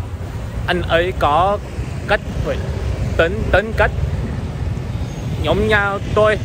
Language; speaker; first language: Vietnamese; non-native, learner; English